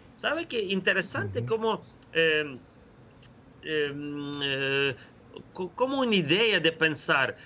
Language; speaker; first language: Spanish; non-native, fluent; Ukrainian